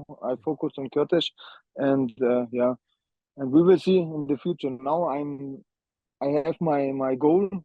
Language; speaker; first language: English; non-native, learner; German